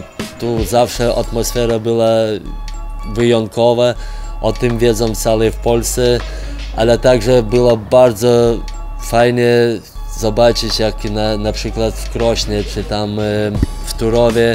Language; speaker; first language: Polish; non-native, fluent; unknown